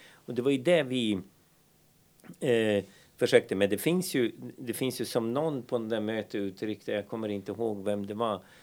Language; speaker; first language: Swedish; non-native, fluent; Bosnian